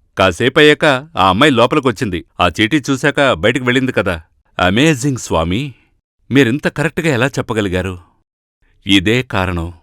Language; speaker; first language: Telugu; non-native, fluent; Malayalam